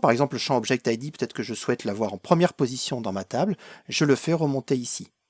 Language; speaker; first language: French; native; French